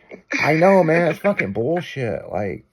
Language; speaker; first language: English; native; English